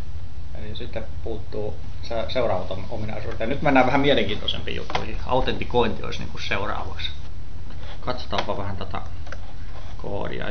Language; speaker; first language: Finnish; native; Finnish